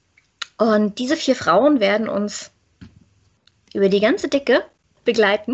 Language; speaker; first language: German; native; German